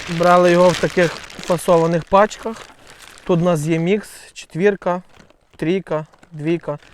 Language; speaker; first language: Ukrainian; native; Ukrainian